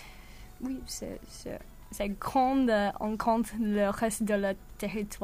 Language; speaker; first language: French; non-native, learner; English